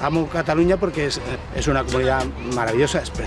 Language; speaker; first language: Spanish; native; Spanish